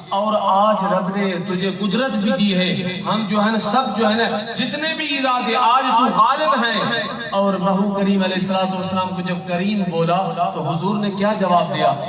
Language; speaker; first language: Urdu; non-native, local second language; Sindhi